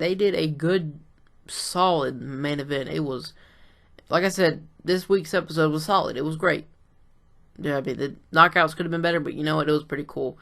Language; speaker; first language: English; native; English